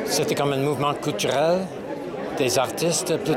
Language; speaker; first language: French; non-native, local second language; English